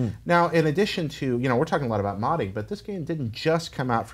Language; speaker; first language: English; native; English